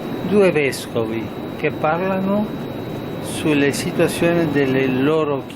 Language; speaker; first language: Italian; non-native, fluent; Spanish